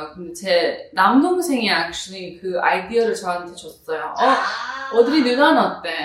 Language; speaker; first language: Korean; early bilingual, heritage; Korean